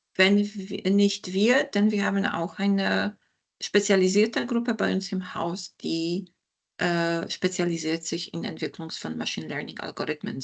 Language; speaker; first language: German; non-native, fluent; Polish